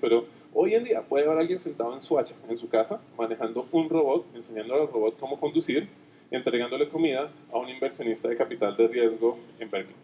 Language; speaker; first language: Spanish; native; Spanish